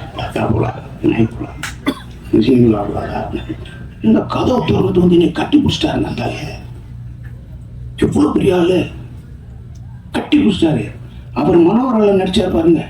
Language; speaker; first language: Tamil; native; Tamil